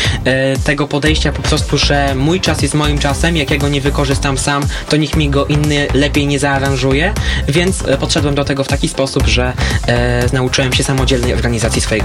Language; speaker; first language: Polish; native; Polish